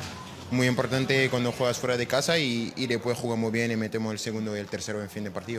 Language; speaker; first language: Spanish; non-native, fluent; French